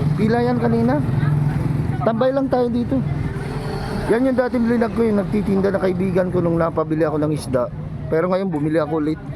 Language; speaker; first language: Filipino; non-native, local second language; Iloko